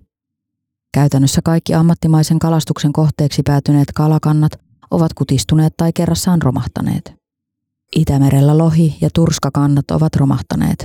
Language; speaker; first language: Finnish; native; Finnish